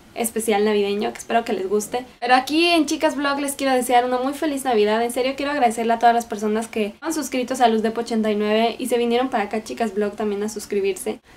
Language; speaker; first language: Spanish; native; Spanish